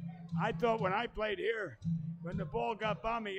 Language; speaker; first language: English; native; English